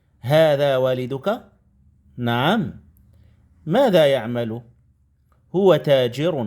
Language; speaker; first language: Arabic; non-native, fluent; Indonesian